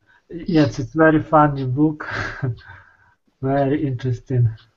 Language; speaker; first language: English; non-native, learner; Ukrainian